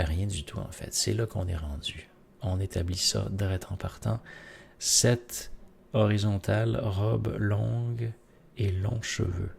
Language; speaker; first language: French; native; French